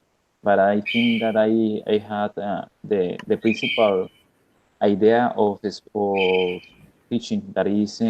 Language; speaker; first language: English; non-native, learner; Spanish